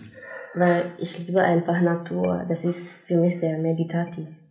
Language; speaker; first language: German; non-native, fluent; Indonesian